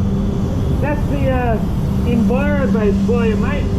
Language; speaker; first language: English; native; English